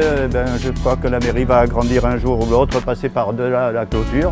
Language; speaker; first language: French; native; French